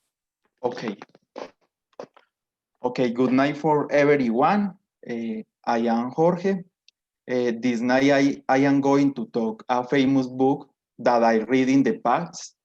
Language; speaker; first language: English; non-native, learner; Spanish